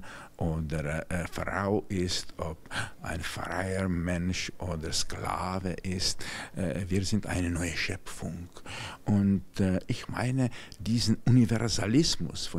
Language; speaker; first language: German; non-native, fluent; Czech